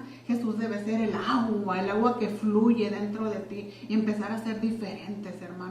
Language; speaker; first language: Spanish; native; Spanish